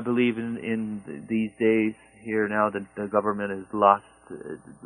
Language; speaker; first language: English; native; English